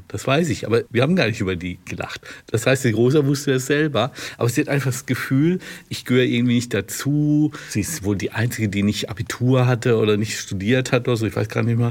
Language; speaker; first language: German; native; German